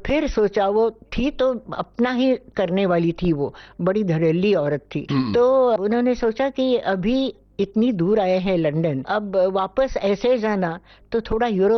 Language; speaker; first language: Hindi; non-native, local second language; Marathi